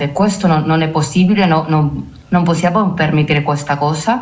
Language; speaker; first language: Italian; non-native, learner; Spanish